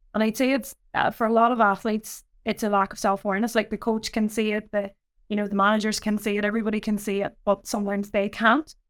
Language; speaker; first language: English; native; English